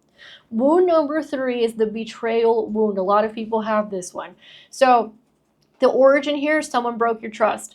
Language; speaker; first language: English; native; English